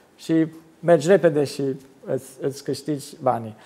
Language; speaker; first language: Romanian; non-native, local second language; German